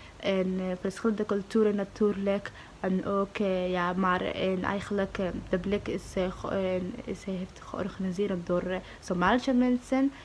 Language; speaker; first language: Dutch; non-native, learner; Somali